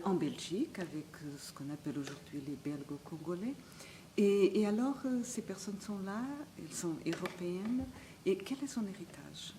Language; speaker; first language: French; non-native, fluent; Portuguese